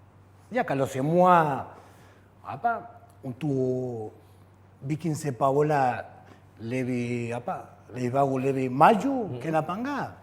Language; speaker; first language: Indonesian; non-native, fluent; Spanish